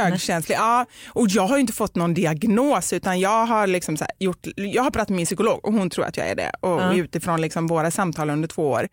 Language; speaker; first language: Swedish; native; Swedish